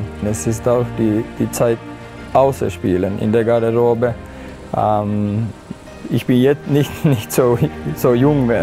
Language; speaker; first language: German; non-native, fluent; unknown